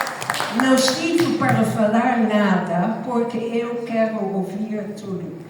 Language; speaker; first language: Portuguese; non-native, fluent; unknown